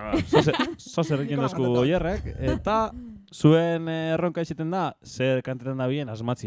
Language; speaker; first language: Basque; native; Basque